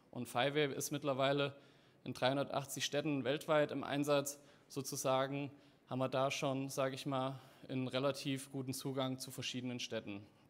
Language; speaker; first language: German; native; German